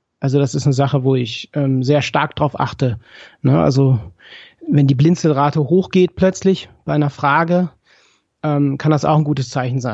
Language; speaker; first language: German; native; German